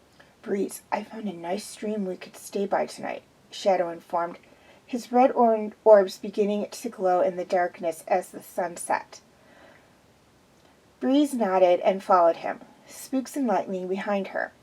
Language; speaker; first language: English; native; English